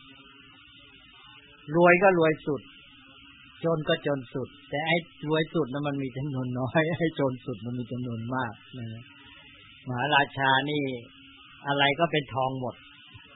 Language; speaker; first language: Thai; native; Thai